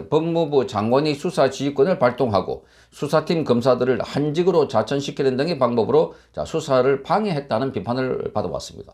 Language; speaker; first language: Korean; native; Korean